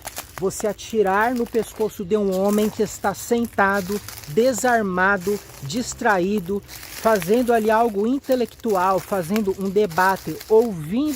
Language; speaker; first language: Portuguese; native; Portuguese